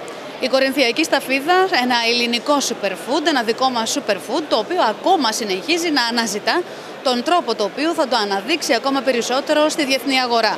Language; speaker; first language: Greek; native; Greek